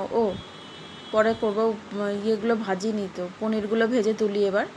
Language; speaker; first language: Bangla; native; Bangla